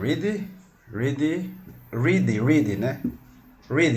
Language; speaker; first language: English; non-native, learner; Portuguese